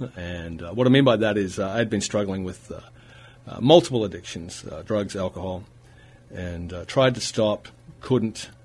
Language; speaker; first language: English; native; English